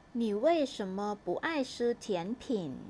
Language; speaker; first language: Chinese; non-native, fluent; Thai